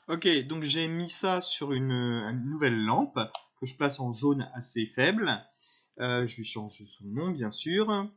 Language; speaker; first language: French; native; French